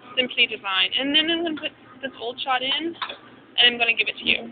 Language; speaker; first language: English; native; English